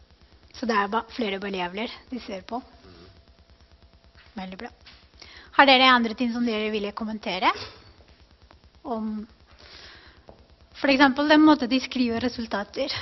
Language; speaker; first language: Norwegian; non-native, fluent; Spanish